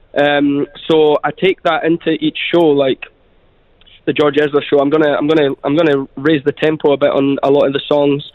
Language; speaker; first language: English; native; English